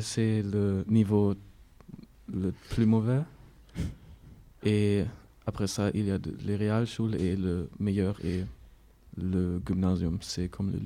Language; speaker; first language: French; non-native, learner; German